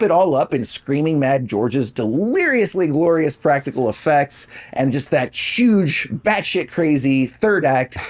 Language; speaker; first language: English; native; English